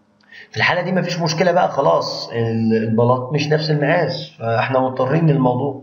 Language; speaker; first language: Arabic; native; Arabic